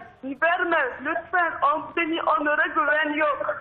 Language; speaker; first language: Turkish; non-native, learner; Russian